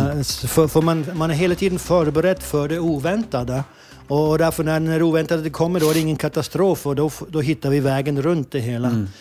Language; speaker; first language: Swedish; non-native, fluent; Hebrew